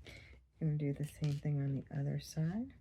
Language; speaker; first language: English; native; English